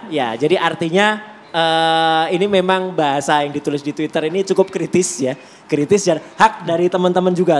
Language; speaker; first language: Indonesian; native; Indonesian